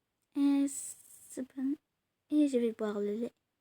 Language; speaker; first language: French; non-native, learner; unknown